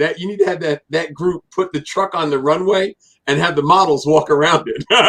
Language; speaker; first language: English; native; English